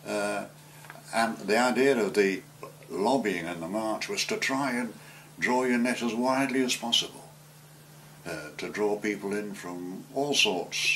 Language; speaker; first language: English; native; English